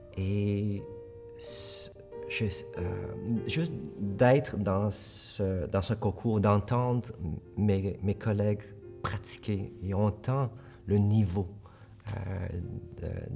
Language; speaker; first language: French; early bilingual, other home language; Korean